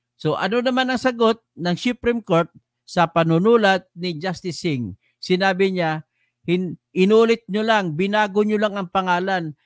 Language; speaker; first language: Filipino; non-native, local second language; Hiligaynon